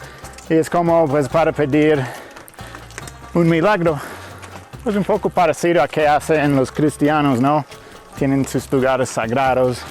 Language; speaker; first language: Spanish; non-native, fluent; English